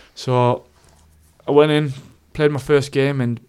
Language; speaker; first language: English; native; English